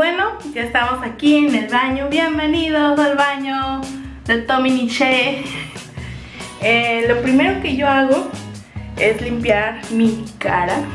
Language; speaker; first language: Spanish; native; Spanish